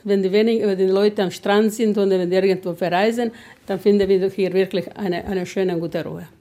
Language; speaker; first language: German; non-native, fluent; Croatian